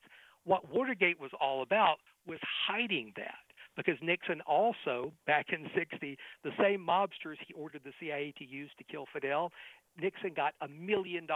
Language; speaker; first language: English; native; English